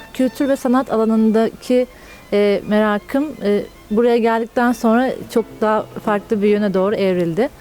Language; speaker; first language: Turkish; native; Turkish